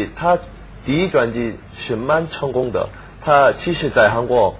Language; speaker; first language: Chinese; non-native, learner; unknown